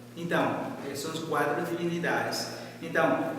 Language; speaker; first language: Portuguese; non-native, fluent; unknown